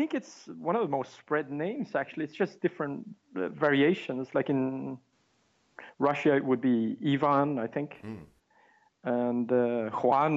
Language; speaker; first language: English; non-native, fluent; Swedish